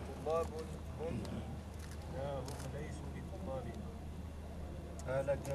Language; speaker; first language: Arabic; non-native, learner; French